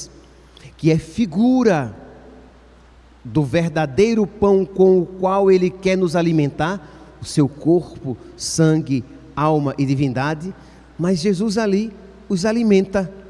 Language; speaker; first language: Portuguese; native; Portuguese